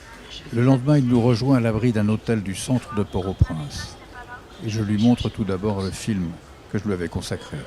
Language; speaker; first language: French; native; French